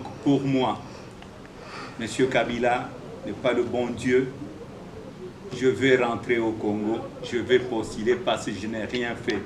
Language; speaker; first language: French; non-native, local second language; Swahili